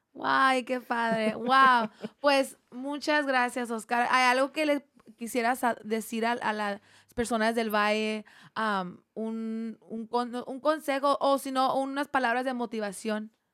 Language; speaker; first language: Spanish; non-native, fluent; English